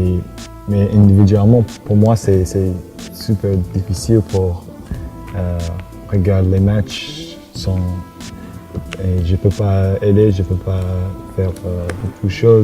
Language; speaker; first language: French; non-native, fluent; English